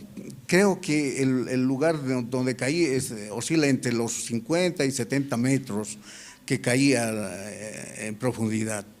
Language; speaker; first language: Spanish; native; Spanish